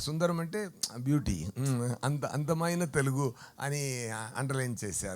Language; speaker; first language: Telugu; non-native, learner; Tamil